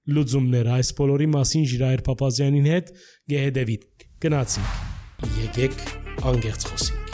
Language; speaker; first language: Armenian; early bilingual, heritage; Armenian